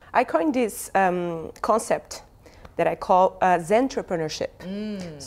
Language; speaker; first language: English; non-native, fluent; Portuguese